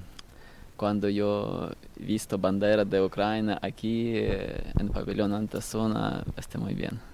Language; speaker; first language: Spanish; non-native, learner; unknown